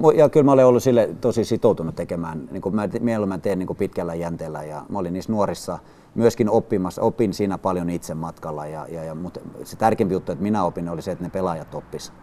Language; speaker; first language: Finnish; early bilingual, other home language; Swedish